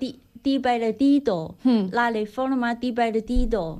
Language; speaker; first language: Spanish; non-native, learner; Chinese